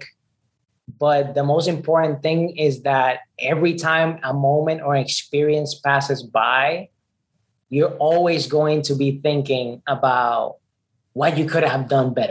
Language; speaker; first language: English; non-native, fluent; Spanish